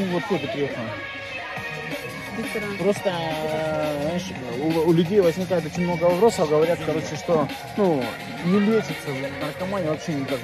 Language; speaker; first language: Russian; native; Russian